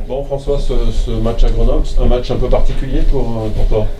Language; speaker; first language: French; native; French